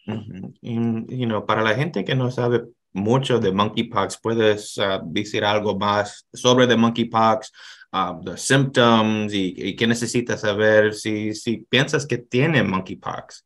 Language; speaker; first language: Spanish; non-native, learner; English